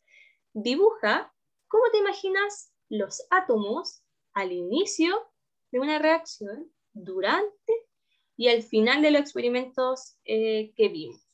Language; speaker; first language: Spanish; native; Spanish